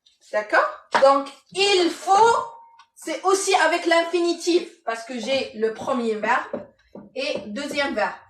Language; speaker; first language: French; non-native, local second language; Arabic